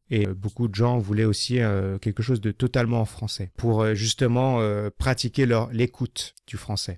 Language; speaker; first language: French; native; French